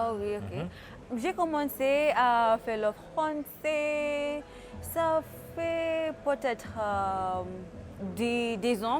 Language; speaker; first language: French; non-native, fluent; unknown